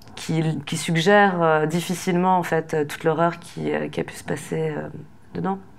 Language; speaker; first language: French; native; French